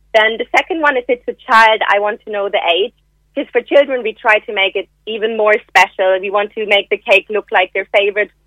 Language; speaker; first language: English; non-native, fluent; German